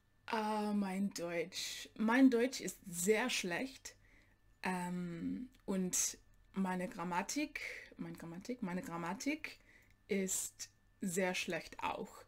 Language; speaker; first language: German; non-native, learner; English